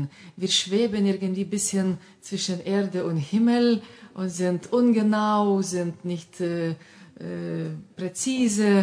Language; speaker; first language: German; non-native, fluent; Lithuanian